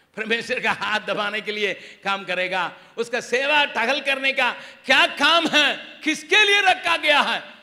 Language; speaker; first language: Hindi; non-native, local second language; Tamil